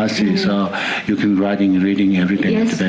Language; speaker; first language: English; non-native, learner; Tibetan